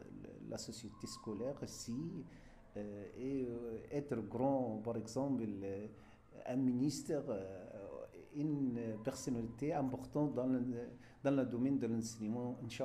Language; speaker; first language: French; non-native, fluent; Arabic